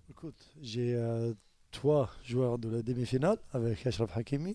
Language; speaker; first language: French; non-native, learner; Arabic